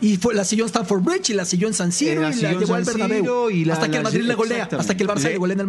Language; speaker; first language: Spanish; native; Spanish